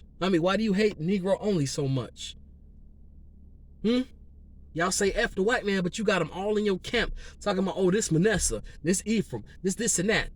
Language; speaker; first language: English; native; English